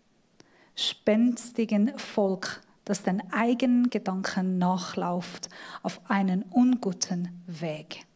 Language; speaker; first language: German; non-native, fluent; Persian